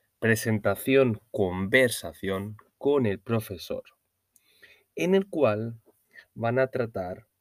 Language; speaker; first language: Spanish; non-native, learner; Norwegian